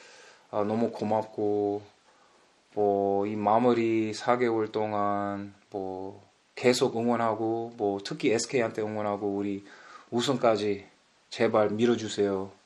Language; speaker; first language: Korean; early bilingual, heritage; English